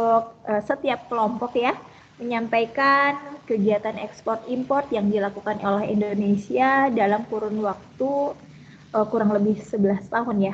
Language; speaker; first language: Indonesian; native; Indonesian